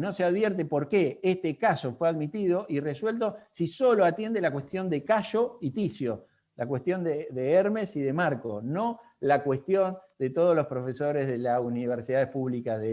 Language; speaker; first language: Spanish; native; Spanish